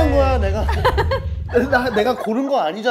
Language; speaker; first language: Korean; non-native, fluent; English